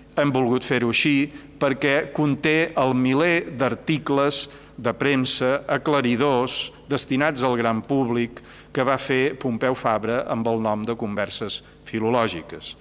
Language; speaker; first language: Catalan; native; Catalan